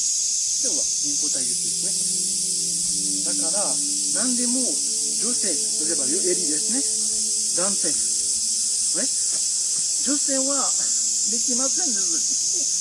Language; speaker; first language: Japanese; non-native, fluent; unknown